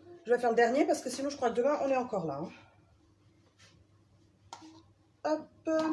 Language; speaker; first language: French; native; French